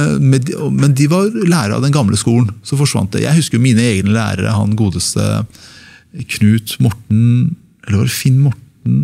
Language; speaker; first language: Norwegian; early bilingual, other home language; Persian